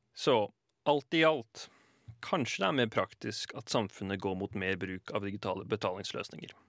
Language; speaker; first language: Norwegian; native; Norwegian